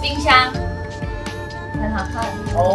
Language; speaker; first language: Chinese; non-native, learner; Thai